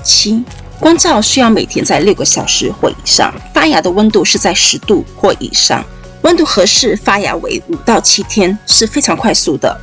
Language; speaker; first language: Chinese; native; Chinese